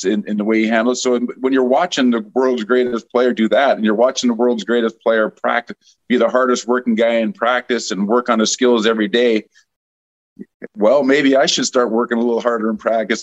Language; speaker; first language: English; native; English